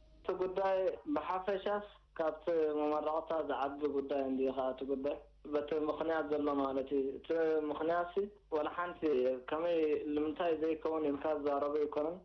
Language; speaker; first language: Tigrinya; non-native, local second language; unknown